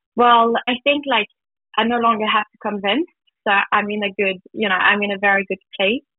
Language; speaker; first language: English; non-native, fluent; German